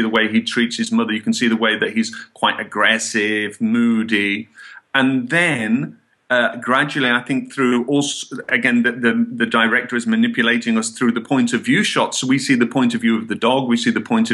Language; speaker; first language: English; native; English